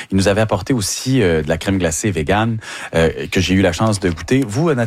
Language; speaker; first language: French; native; French